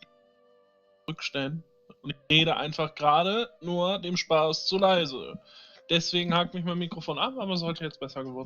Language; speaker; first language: German; native; German